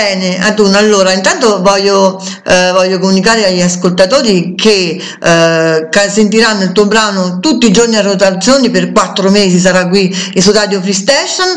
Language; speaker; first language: Italian; native; Italian